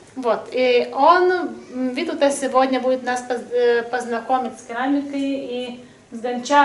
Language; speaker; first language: Russian; non-native, local second language; Lithuanian